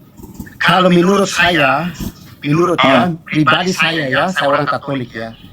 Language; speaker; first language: Indonesian; non-native, fluent; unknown